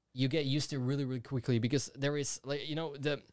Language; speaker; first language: English; non-native, fluent; Slovak